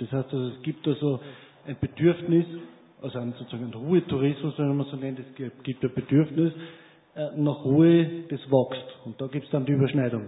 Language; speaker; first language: German; native; German